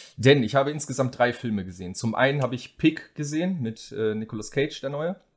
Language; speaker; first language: German; native; German